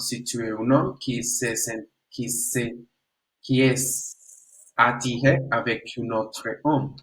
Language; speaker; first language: French; non-native, learner; Spanish